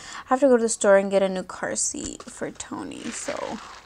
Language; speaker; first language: English; early bilingual, other home language; Spanish